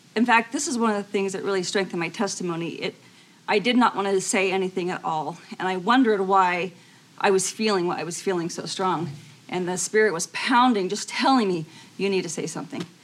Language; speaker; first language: English; native; English